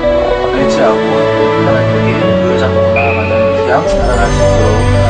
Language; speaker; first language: Korean; native; Korean